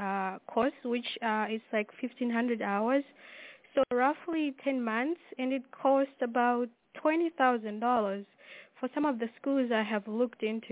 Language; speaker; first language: English; non-native, local second language; Nyanja